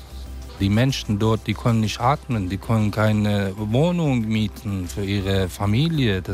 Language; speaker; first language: German; non-native, fluent; Persian